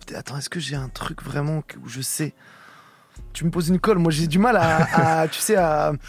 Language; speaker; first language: French; native; French